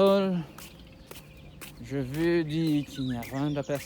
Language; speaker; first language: French; non-native, learner; Kinyarwanda